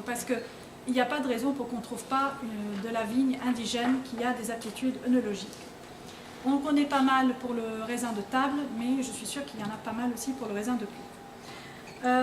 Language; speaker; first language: French; non-native, local second language; Arabic